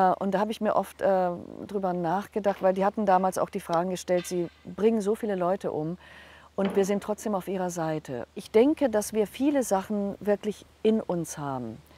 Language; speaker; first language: German; non-native, local second language; Hungarian